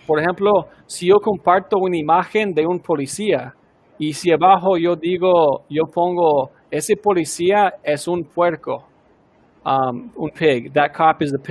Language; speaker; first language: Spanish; non-native, fluent; English